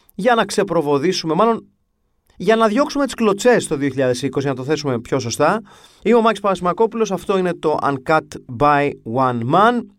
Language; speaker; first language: Greek; early bilingual, other home language; English